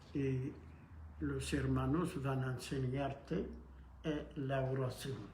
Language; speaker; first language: Spanish; non-native, fluent; Arabic